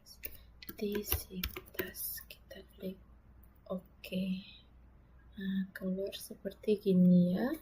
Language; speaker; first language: Indonesian; native; Indonesian